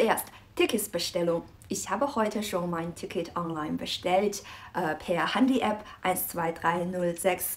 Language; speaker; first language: German; non-native, fluent; Chinese